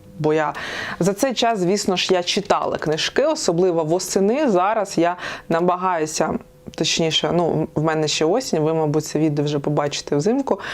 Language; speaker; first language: Ukrainian; non-native, local second language; Russian